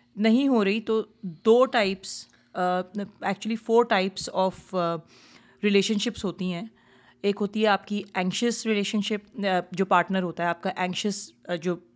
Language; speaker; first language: Urdu; native; Urdu